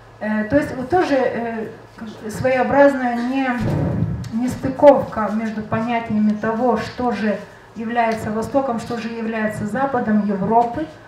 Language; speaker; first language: Russian; non-native, local second language; Lithuanian